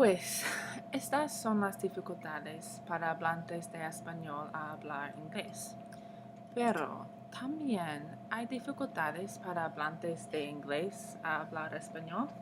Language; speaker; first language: Spanish; non-native, learner; English